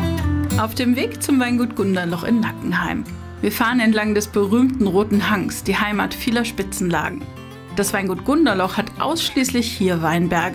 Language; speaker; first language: German; native; German